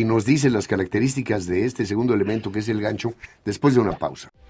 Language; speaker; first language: Spanish; native; Spanish